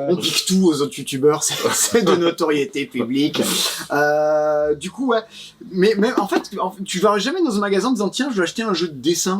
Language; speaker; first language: French; native; French